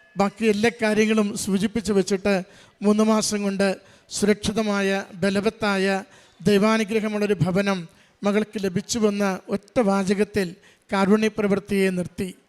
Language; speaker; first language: Malayalam; native; Malayalam